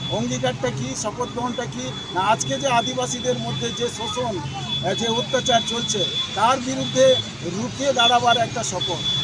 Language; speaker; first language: Bangla; non-native, local second language; Santali